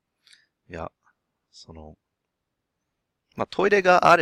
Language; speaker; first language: Japanese; non-native, learner; English